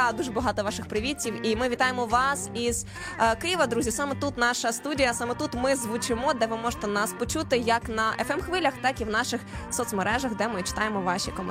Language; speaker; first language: Ukrainian; native; Ukrainian